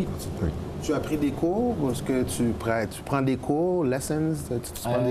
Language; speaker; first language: French; native; French